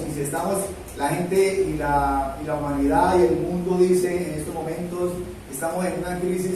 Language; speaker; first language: Spanish; native; Spanish